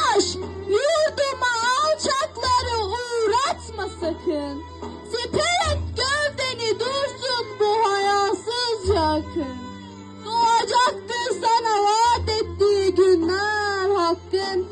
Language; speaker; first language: Turkish; native; Turkish